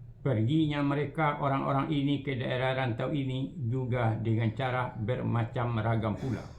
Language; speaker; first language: Malay; non-native, local second language; Minangkabau